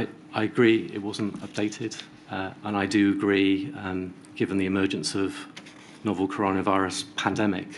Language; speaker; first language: English; native; English